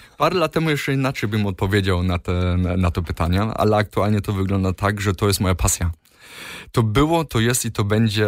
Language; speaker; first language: Polish; early bilingual, heritage; Polish